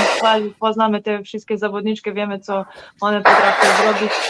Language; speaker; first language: Polish; non-native, learner; Serbian